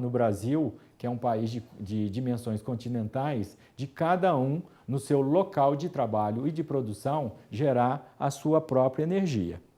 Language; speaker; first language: Portuguese; native; Portuguese